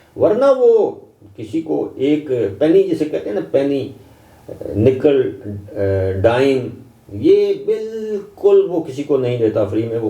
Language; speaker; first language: Urdu; non-native, local second language; Northern Hindko